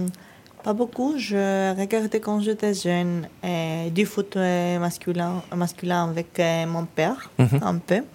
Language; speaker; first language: French; non-native, learner; Greek